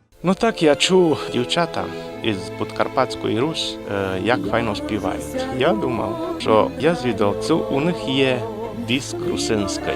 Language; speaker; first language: Ukrainian; early bilingual, heritage; Rusyn